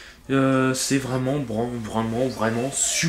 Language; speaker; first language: French; native; French